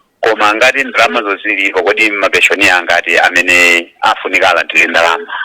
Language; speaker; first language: Nyanja; native; Nyanja